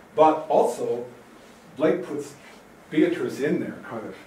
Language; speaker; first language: English; native; English